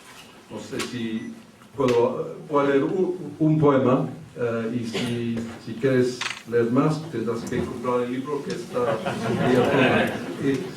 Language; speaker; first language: Spanish; early bilingual, heritage; English